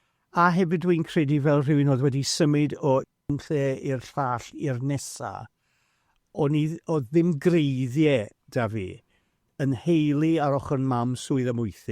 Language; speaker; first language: Welsh; non-native, fluent; English